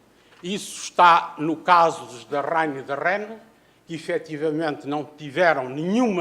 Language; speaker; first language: Portuguese; native; Portuguese